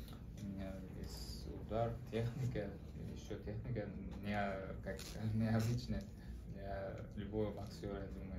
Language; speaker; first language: Russian; non-native, learner; Uzbek